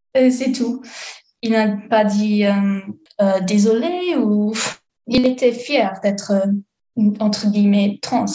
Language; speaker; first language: French; non-native, fluent; English